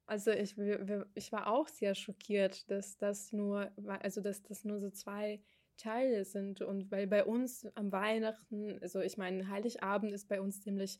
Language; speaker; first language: German; non-native, fluent; Ukrainian